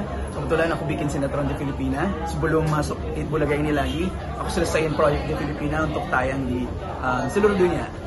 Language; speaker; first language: Indonesian; non-native, fluent; Filipino